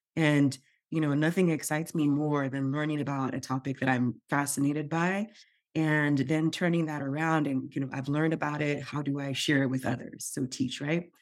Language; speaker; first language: English; non-native, local second language; Yoruba